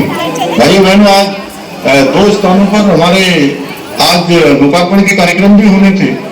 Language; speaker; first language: Hindi; native; Hindi